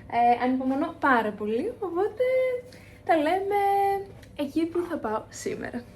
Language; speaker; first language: Greek; native; Greek